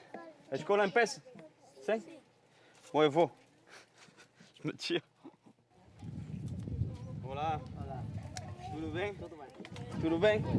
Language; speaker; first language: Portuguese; non-native, learner; French